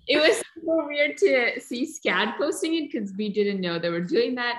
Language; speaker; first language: English; non-native, local second language; Malayalam